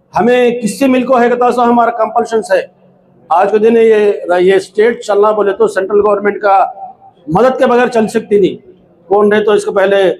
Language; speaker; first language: Urdu; native; Urdu